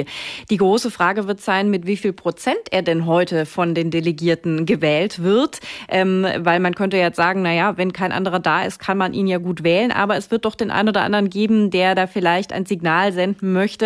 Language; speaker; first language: German; native; German